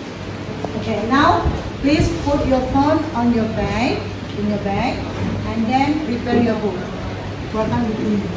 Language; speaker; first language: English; non-native, fluent; Indonesian